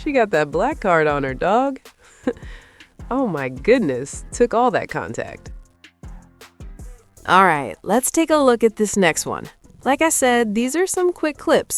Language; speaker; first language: English; native; English